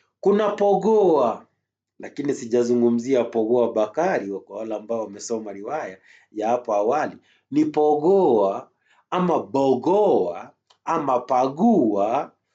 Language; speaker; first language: Swahili; native; Swahili